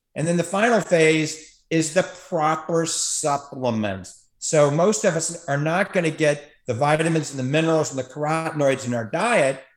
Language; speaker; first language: English; native; English